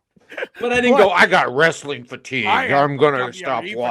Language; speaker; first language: English; native; English